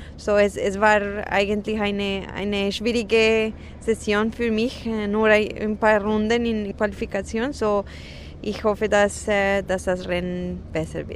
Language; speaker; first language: German; non-native, fluent; Spanish